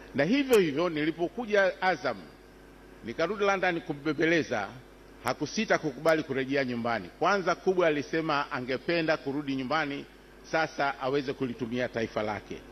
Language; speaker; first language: Swahili; native; Swahili